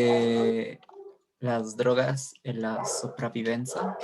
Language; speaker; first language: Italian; non-native, learner; Spanish